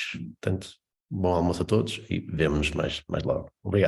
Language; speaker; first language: Portuguese; native; Portuguese